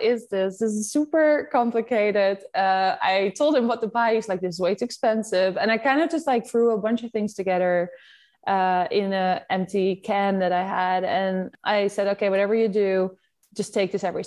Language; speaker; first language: English; non-native, fluent; Dutch